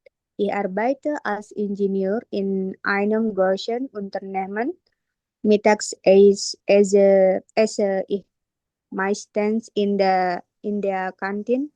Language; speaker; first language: German; non-native, learner; Indonesian